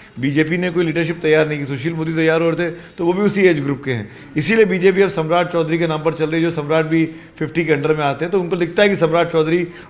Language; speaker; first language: Hindi; native; Hindi